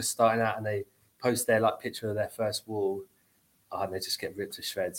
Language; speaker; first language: English; native; English